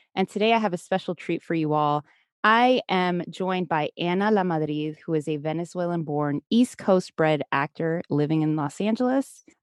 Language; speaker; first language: English; native; English